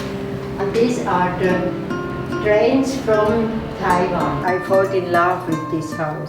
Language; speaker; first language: English; non-native, learner; German